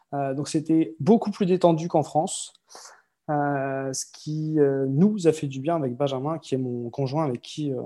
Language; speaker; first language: French; native; French